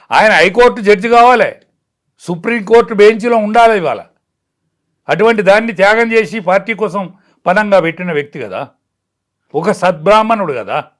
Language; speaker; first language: Telugu; native; Telugu